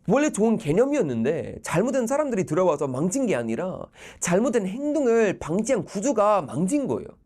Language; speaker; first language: Korean; non-native, fluent; Swedish